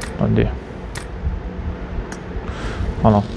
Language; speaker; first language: French; native; French